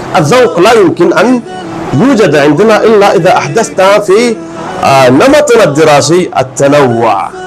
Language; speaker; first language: Arabic; non-native, fluent; Urdu